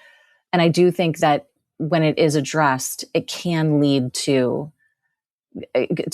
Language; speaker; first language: English; native; English